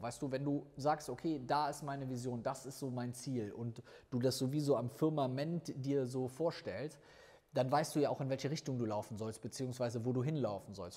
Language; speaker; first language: German; native; German